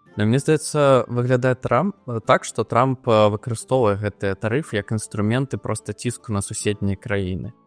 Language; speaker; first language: Belarusian; non-native, local second language; Russian